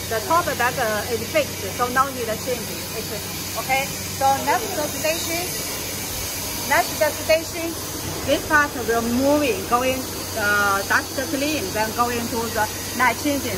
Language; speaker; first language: English; non-native, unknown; Chinese